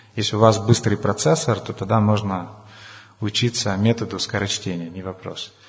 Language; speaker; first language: Russian; non-native, local second language; Ukrainian